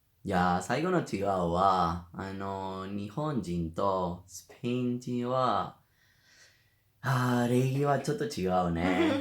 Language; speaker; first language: Japanese; non-native, learner; Spanish